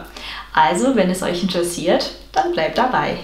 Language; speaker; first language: German; non-native, fluent; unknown